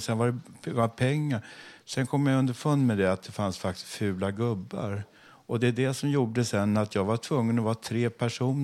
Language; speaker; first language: Swedish; native; Swedish